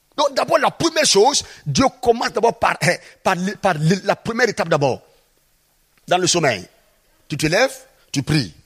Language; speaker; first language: French; non-native, local second language; Mossi